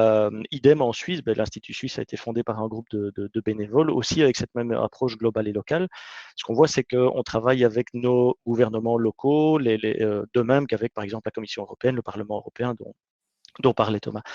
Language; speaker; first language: French; native; French